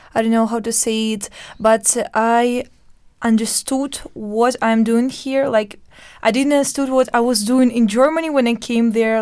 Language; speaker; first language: English; early bilingual, other home language; Ukrainian